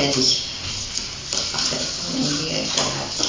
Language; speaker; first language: Dutch; native; Dutch